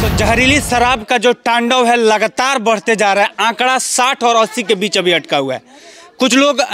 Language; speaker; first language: Hindi; native; Hindi